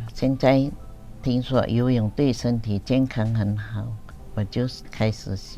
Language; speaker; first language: Chinese; early bilingual, heritage; Chinese